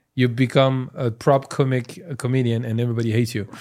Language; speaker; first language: English; non-native, fluent; French